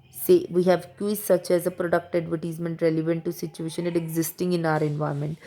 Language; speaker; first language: English; non-native, local second language; Punjabi